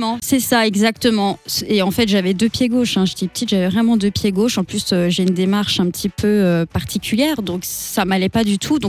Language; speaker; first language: French; native; French